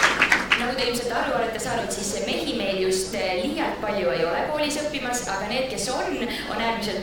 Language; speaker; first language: Estonian; native; Estonian